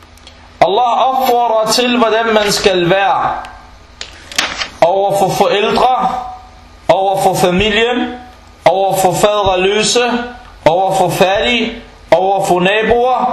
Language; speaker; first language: Danish; non-native, fluent; Arabic